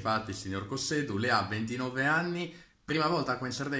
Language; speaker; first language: Italian; native; Italian